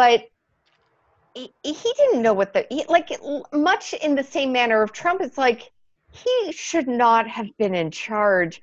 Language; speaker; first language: English; native; English